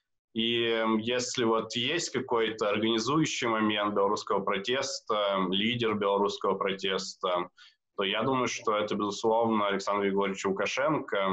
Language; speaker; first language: Russian; native; Russian